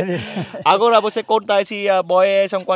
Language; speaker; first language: Portuguese; non-native, learner; Vietnamese